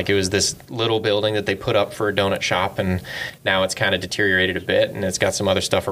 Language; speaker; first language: English; native; English